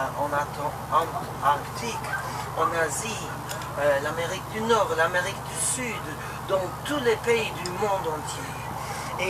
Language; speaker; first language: French; non-native, local second language; Luxembourgish